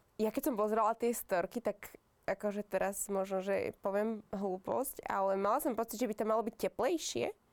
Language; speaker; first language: Slovak; native; Slovak